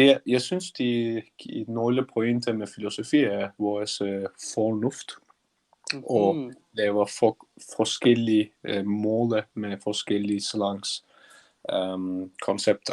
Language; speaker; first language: Danish; non-native, learner; Turkish